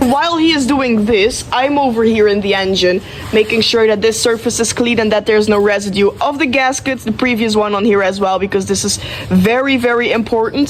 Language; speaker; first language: English; non-native, fluent; Dutch